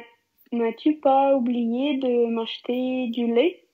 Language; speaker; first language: French; non-native, learner; Russian